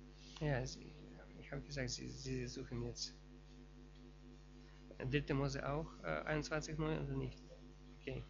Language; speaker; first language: German; non-native, fluent; Russian